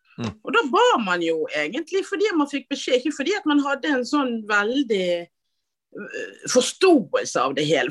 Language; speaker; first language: Norwegian; native; Norwegian